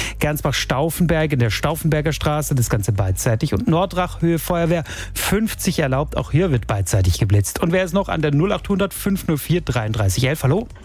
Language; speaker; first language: German; native; German